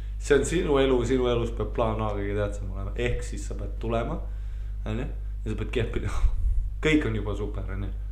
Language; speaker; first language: Estonian; native; Estonian